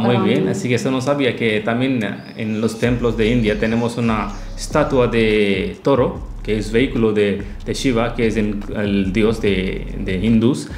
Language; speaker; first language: Spanish; non-native, learner; Hindi